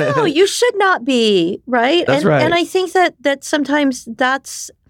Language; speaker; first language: English; early bilingual, other home language; Japanese